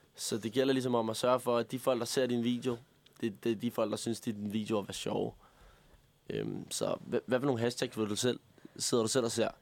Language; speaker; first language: Danish; native; Danish